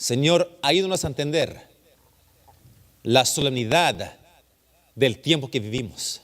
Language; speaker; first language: Spanish; early bilingual, heritage; English